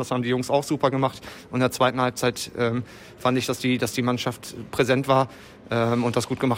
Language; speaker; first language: German; native; German